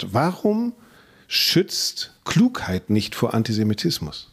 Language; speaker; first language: German; native; German